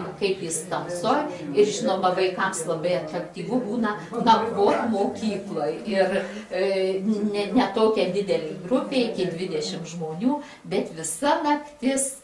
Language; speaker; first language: Lithuanian; native; Lithuanian